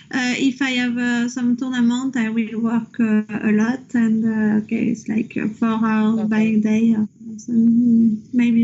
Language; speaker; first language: English; non-native, learner; French